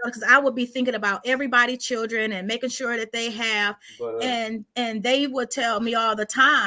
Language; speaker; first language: English; native; English